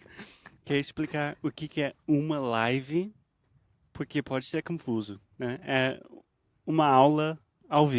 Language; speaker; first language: Portuguese; non-native, fluent; English